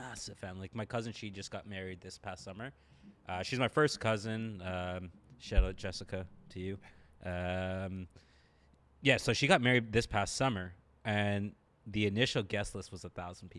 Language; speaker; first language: English; early bilingual, other home language; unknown